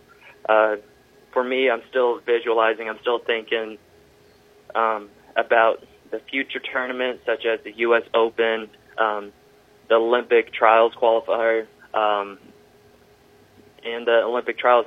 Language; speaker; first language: English; native; English